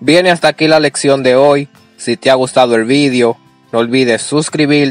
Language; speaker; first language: Spanish; native; Spanish